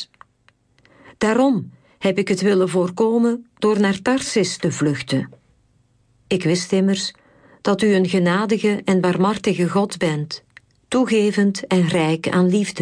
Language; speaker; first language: Dutch; native; Dutch